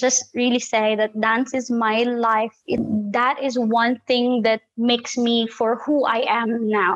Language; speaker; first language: English; non-native, local second language; Filipino